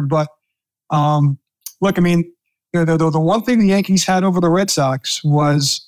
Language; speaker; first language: English; native; English